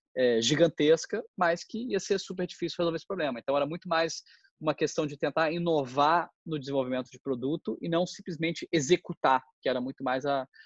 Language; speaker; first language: Portuguese; native; Portuguese